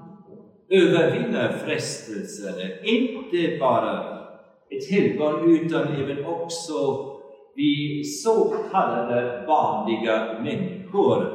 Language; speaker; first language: Swedish; non-native, fluent; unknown